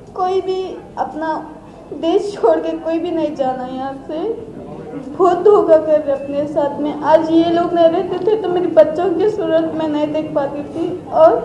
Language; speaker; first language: Hindi; non-native, local second language; Telugu